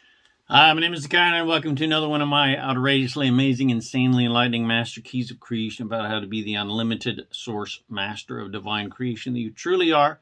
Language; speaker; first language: English; native; English